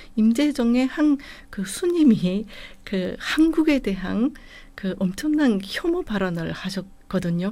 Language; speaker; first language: Korean; non-native, fluent; Japanese